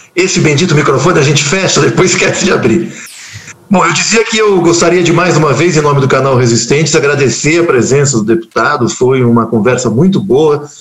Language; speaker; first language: Portuguese; native; Portuguese